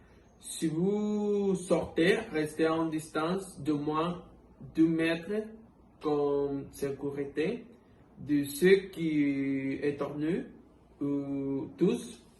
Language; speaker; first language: French; non-native, fluent; Spanish